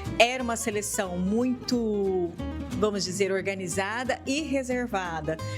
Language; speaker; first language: Portuguese; native; Portuguese